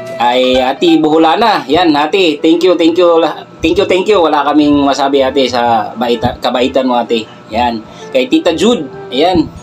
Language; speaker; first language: Filipino; non-native, local second language; Cebuano